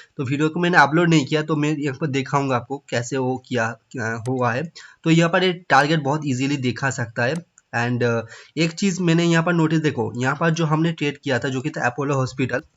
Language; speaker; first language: Hindi; non-native, local second language; Bangla